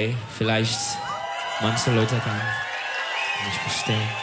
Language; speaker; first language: German; non-native, learner; Turkish